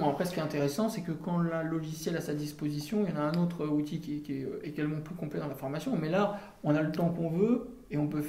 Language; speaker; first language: French; native; French